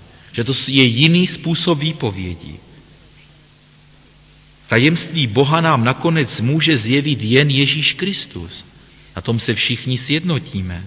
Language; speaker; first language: Czech; native; Czech